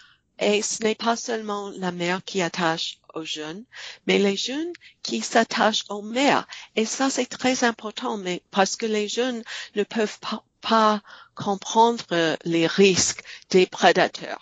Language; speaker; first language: French; non-native, fluent; English